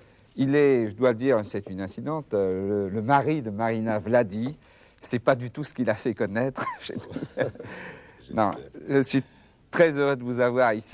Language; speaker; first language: French; native; French